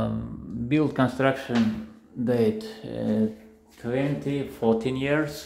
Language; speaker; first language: English; non-native, learner; Russian